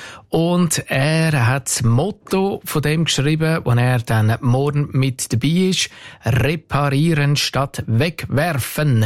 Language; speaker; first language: German; native; German